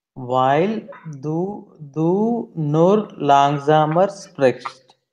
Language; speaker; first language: German; non-native, learner; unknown